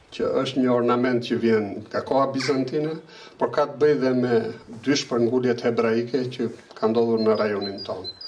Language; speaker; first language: Albanian; native; Albanian